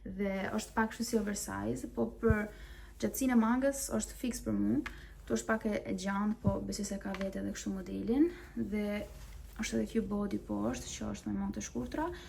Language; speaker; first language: Albanian; early bilingual, heritage; Albanian